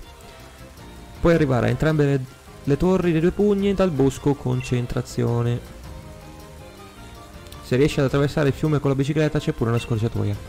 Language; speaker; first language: Italian; native; Italian